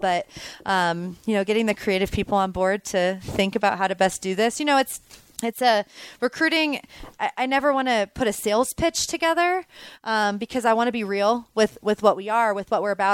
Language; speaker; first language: English; native; English